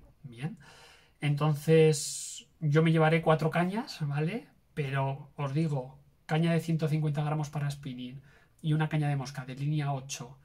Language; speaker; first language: Spanish; native; Spanish